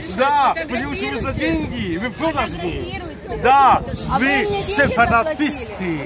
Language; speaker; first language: Russian; non-native, local second language; Ukrainian